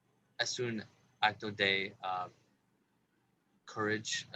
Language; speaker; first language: Spanish; non-native, learner; English